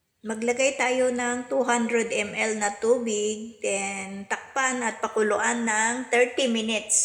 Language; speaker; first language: Filipino; non-native, local second language; Cebuano